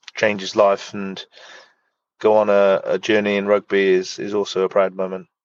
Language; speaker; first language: English; native; English